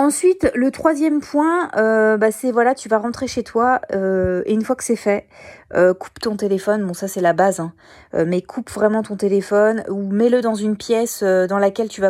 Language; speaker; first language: French; native; French